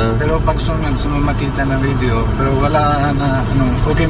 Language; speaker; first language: Filipino; non-native, learner; Punjabi